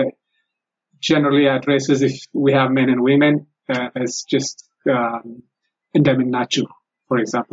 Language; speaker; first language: English; non-native, fluent; Amharic